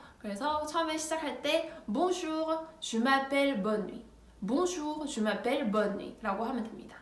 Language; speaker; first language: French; non-native, fluent; Korean